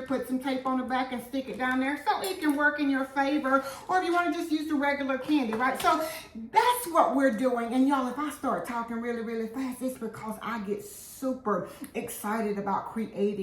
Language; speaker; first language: English; native; English